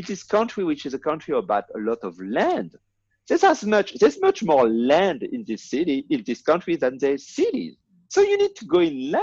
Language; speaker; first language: English; non-native, fluent; French